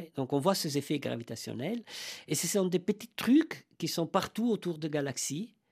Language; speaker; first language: French; non-native, fluent; Italian